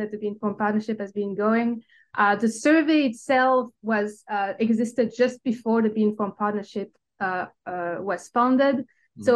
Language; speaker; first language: English; non-native, fluent; French